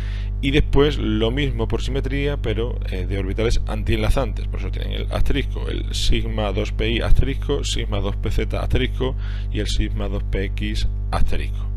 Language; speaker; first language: Spanish; native; Spanish